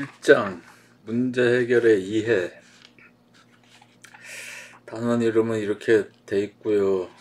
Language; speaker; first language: Korean; native; Korean